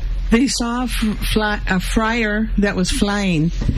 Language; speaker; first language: English; early bilingual, other home language; Spanish